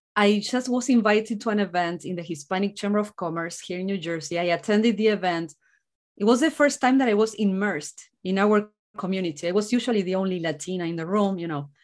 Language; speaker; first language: English; non-native, fluent; Spanish